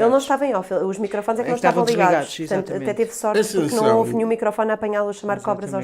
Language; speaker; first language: Portuguese; native; Portuguese